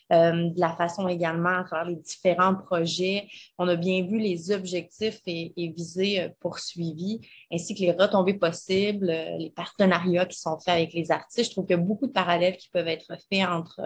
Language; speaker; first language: French; native; French